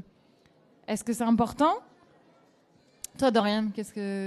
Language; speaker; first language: French; native; French